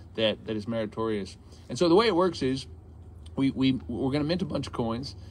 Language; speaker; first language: English; native; English